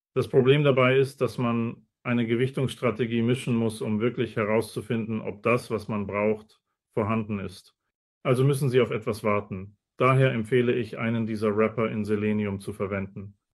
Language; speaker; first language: German; non-native, fluent; Spanish